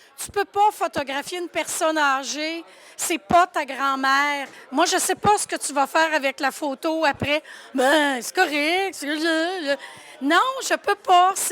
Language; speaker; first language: French; native; French